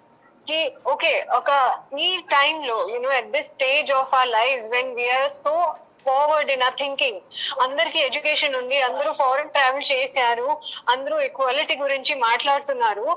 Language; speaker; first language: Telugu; non-native, learner; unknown